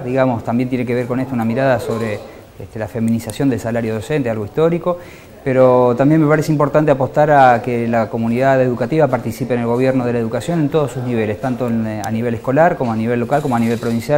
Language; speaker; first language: Spanish; native; Spanish